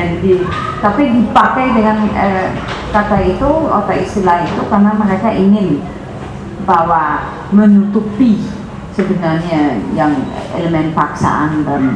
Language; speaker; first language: Indonesian; non-native, fluent; Dutch